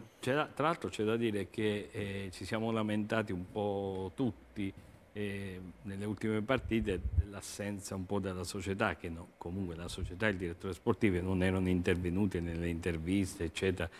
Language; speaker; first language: Italian; native; Italian